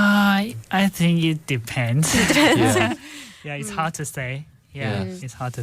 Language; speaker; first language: English; non-native, fluent; Chinese